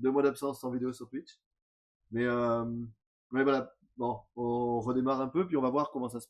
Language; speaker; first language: French; native; French